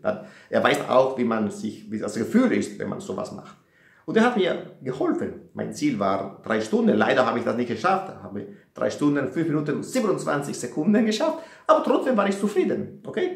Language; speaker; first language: German; non-native, fluent; Italian